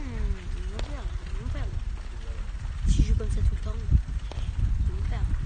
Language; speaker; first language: French; native; French